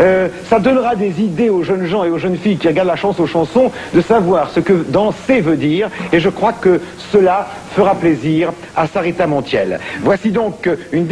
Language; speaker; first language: French; native; French